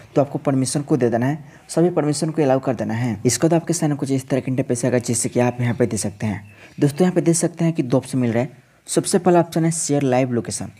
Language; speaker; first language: Hindi; native; Hindi